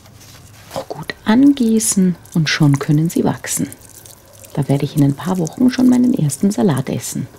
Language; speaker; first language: German; native; German